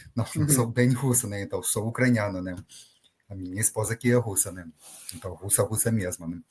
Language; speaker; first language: Portuguese; non-native, fluent; Ukrainian